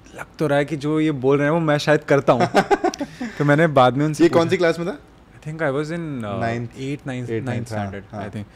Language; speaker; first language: Hindi; native; Hindi